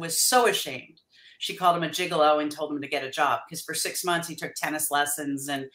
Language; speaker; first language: English; native; English